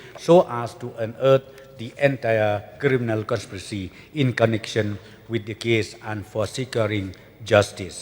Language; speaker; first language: English; non-native, local second language; Khasi